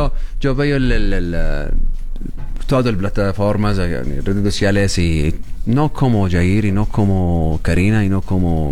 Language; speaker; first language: Spanish; non-native, learner; Arabic